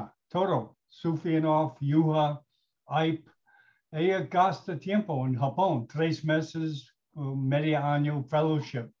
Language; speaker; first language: Spanish; non-native, learner; English